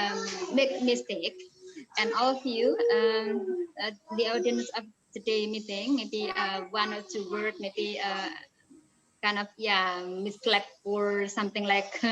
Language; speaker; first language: English; non-native, fluent; Indonesian